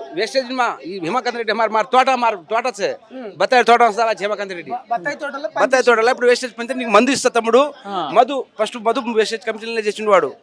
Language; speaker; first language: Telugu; non-native, local second language; Lambadi